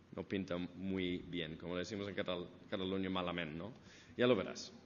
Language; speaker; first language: Spanish; non-native, fluent; English